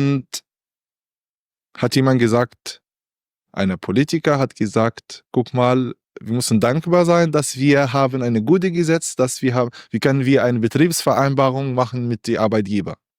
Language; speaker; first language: German; non-native, learner; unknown